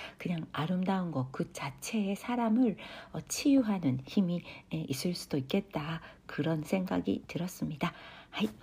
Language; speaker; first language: Korean; non-native, fluent; Japanese